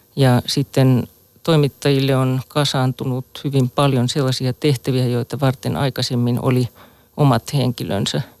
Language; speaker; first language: Finnish; native; Finnish